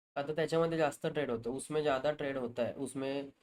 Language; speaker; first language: Hindi; non-native, local second language; Marathi